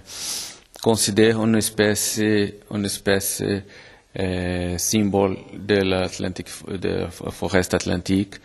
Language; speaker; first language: French; non-native, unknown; Portuguese